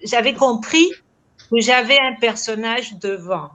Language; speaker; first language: French; non-native, fluent; Spanish